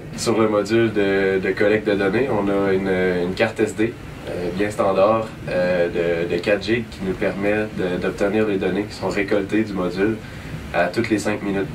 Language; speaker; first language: French; native; French